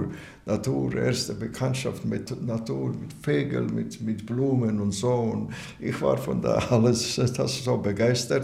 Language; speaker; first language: German; non-native, learner; Latvian